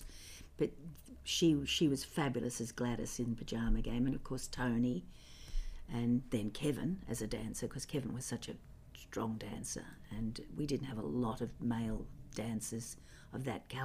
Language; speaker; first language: English; native; English